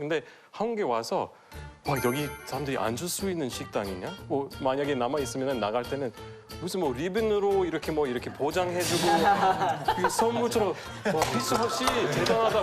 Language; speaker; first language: Korean; non-native, fluent; English